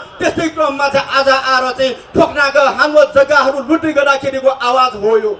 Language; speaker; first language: Nepali; non-native, local second language; Newari